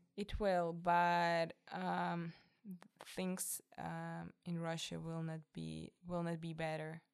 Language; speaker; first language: English; non-native, fluent; Russian